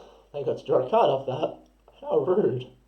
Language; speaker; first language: English; native; English